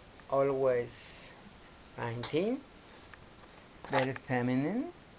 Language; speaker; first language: English; non-native, learner; Spanish